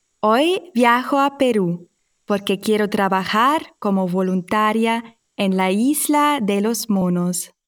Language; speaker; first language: Spanish; non-native, fluent; German